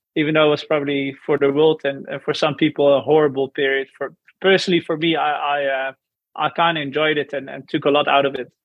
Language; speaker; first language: English; non-native, fluent; Dutch